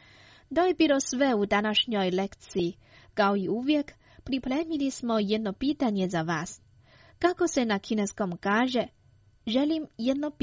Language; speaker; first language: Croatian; non-native, fluent; Chinese